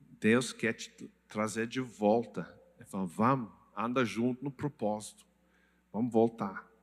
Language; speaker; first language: Portuguese; non-native, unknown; English